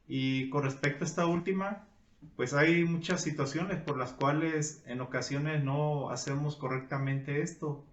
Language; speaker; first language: Spanish; native; Spanish